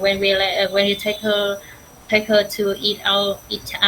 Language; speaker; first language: English; non-native, learner; Vietnamese